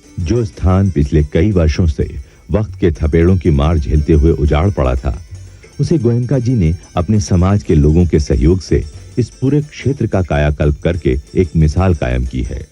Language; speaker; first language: Hindi; native; Hindi